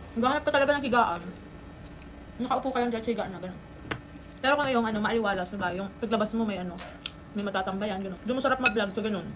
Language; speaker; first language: Filipino; non-native, local second language; Bikol